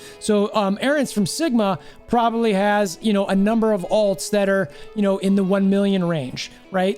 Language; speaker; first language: English; native; English